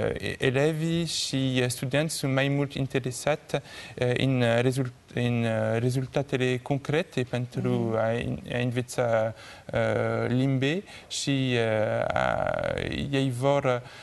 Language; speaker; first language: Romanian; non-native, learner; French